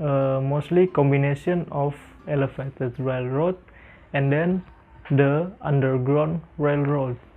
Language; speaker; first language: English; non-native, learner; Indonesian